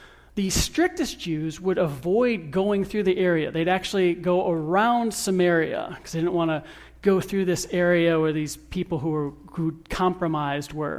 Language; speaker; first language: English; native; English